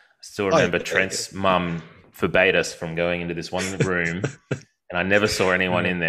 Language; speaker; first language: English; native; English